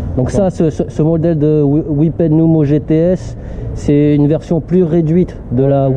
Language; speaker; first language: French; native; French